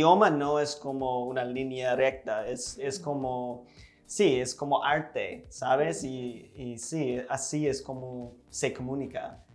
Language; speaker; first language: Spanish; non-native, fluent; English